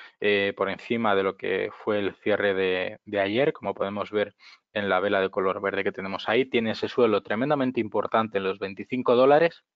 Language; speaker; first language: Spanish; native; Spanish